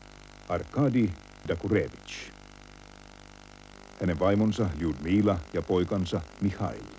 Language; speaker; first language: Finnish; native; Finnish